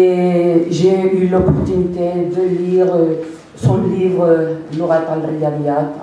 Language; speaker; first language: French; non-native, fluent; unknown